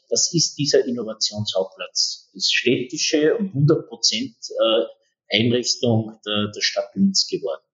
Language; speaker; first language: German; native; German